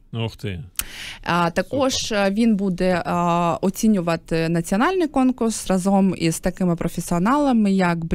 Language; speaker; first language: Ukrainian; native; Ukrainian